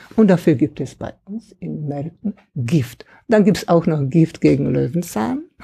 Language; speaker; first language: German; non-native, fluent; Czech